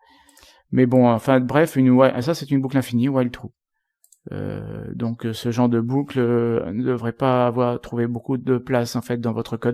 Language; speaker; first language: French; native; French